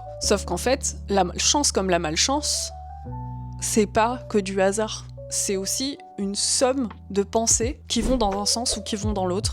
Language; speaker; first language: French; native; French